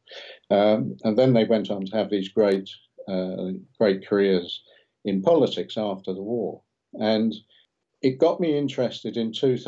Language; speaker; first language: English; native; English